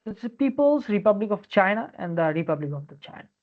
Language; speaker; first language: English; non-native, local second language; Bangla